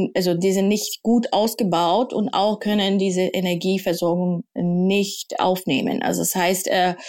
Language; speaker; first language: German; non-native, fluent; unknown